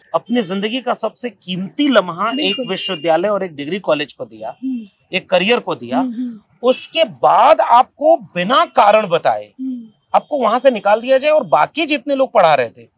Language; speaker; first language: Hindi; native; Hindi